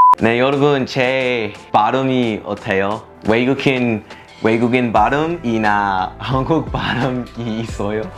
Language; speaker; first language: Korean; non-native, learner; English